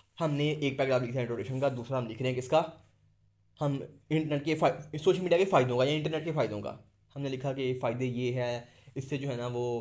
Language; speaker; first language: Urdu; non-native, local second language; Punjabi